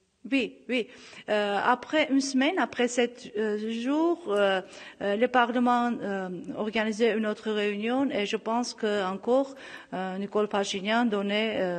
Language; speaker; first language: French; non-native, local second language; Armenian